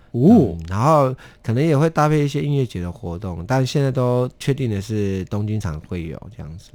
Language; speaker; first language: Chinese; non-native, local second language; Amis